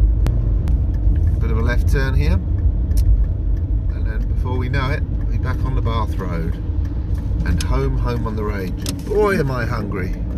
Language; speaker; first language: English; native; English